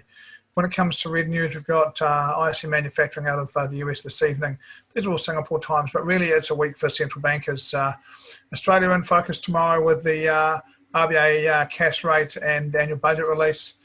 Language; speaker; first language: English; native; English